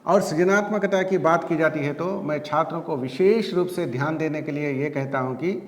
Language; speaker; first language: Hindi; non-native, local second language; Telugu